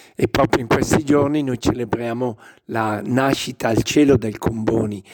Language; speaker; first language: Italian; native; Italian